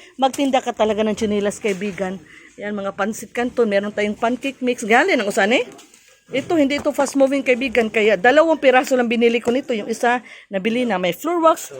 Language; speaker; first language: Filipino; non-native, local second language; Cebuano